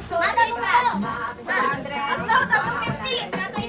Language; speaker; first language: Filipino; native; Filipino